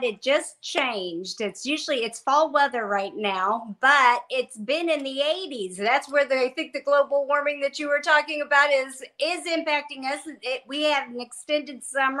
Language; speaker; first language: English; native; English